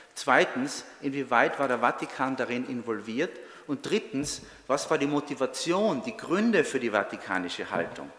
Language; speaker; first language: German; native; German